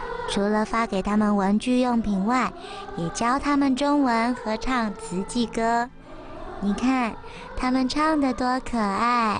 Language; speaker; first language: Chinese; native; Chinese